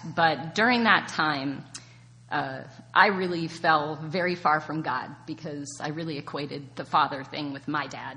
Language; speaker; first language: English; native; English